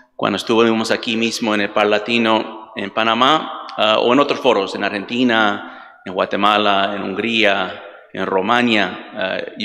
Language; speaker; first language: Spanish; early bilingual, heritage; Spanish